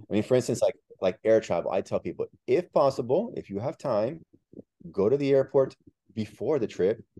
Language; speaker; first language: English; early bilingual, other home language; Spanish